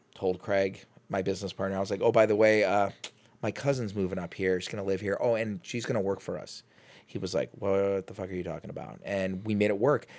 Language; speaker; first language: English; native; English